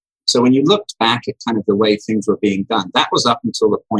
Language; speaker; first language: English; native; English